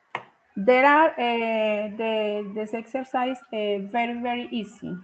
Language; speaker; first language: English; non-native, fluent; Spanish